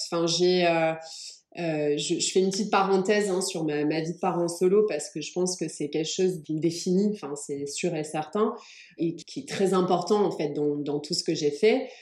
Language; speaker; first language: French; early bilingual, other home language; English